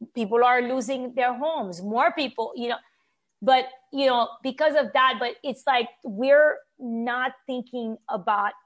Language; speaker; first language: English; non-native, fluent; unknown